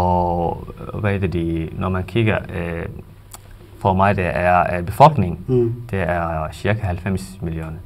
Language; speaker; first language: Danish; non-native, fluent; Somali